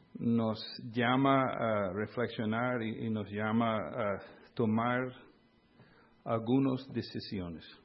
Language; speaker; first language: Spanish; non-native, fluent; English